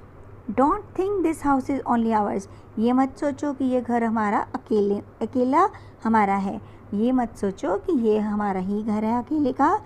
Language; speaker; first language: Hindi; native; Hindi